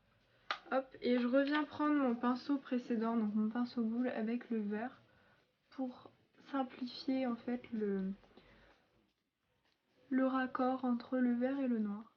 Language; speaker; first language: French; native; French